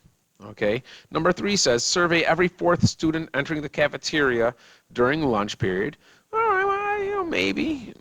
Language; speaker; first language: English; native; English